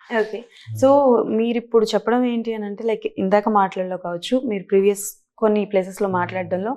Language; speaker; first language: Telugu; native; Telugu